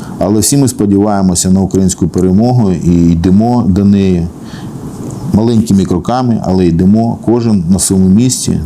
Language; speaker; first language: Ukrainian; non-native, local second language; Russian